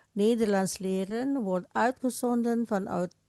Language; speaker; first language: Dutch; non-native, fluent; Indonesian